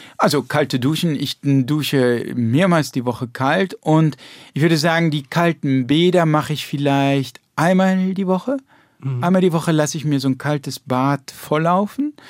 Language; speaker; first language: German; early bilingual, heritage; German